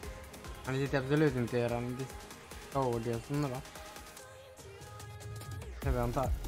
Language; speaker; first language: Swedish; native; Swedish